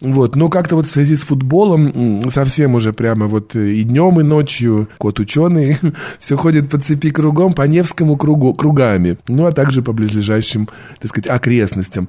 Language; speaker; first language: Russian; native; Russian